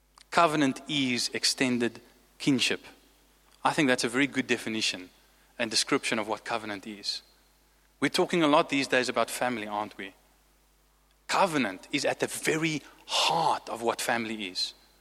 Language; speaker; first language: English; non-native, local second language; Afrikaans